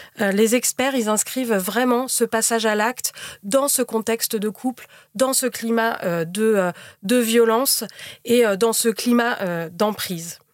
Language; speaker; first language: French; native; French